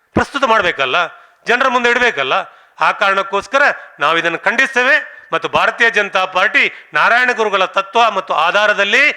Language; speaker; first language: Kannada; non-native, local second language; Tulu